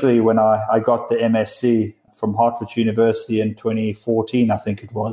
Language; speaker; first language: English; native; English